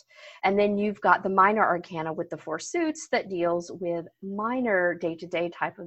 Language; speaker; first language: English; native; English